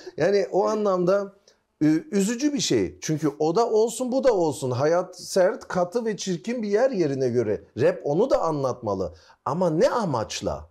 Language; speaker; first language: Turkish; early bilingual, heritage; Turkish